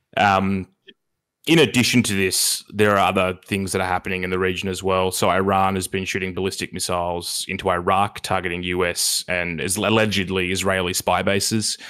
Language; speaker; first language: English; native; English